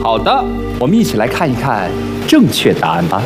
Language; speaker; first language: Chinese; native; Chinese